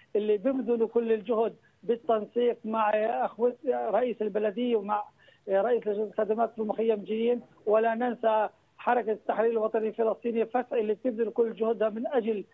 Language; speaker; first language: Arabic; native; Arabic